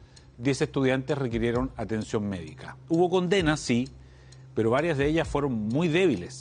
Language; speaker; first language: Spanish; native; Spanish